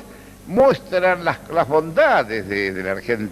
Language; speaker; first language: Spanish; native; Spanish